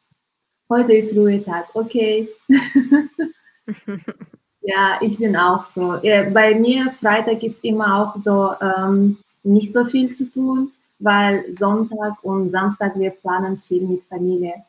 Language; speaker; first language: German; non-native, learner; Russian